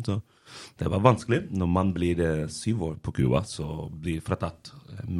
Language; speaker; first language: Norwegian; non-native, fluent; Spanish